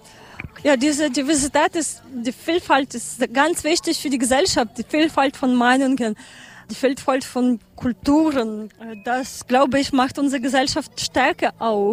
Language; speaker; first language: German; non-native, learner; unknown